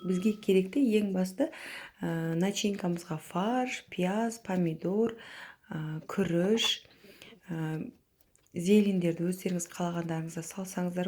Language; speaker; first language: Kazakh; native; Kazakh